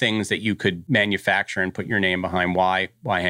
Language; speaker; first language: English; native; English